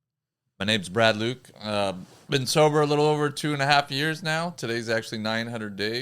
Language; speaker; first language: English; native; English